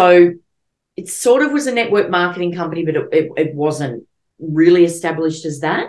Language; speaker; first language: English; native; English